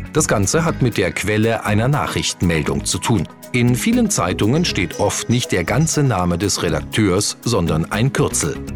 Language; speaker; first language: German; native; German